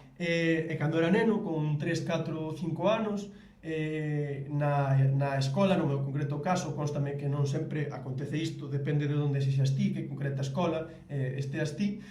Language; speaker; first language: Galician; native; Galician